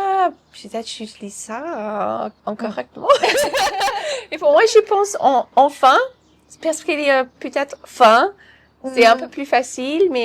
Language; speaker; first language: French; non-native, fluent; English